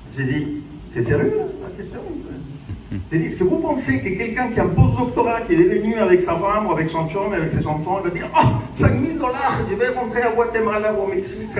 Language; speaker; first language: French; non-native, fluent; Spanish